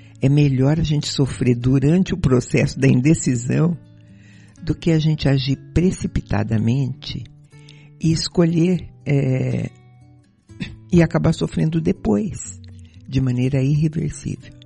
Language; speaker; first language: Portuguese; native; Portuguese